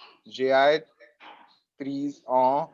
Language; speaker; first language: French; non-native, learner; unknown